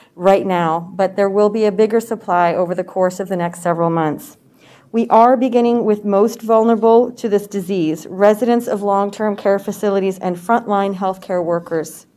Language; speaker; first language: English; native; English